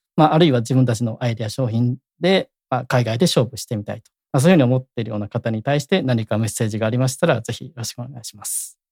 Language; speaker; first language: Japanese; native; Japanese